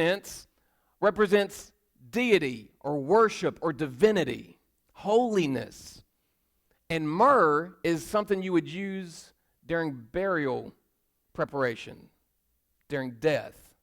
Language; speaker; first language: English; native; English